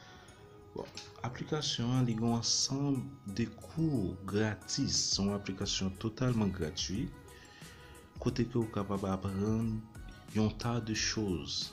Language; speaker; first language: French; non-native, learner; Haitian Creole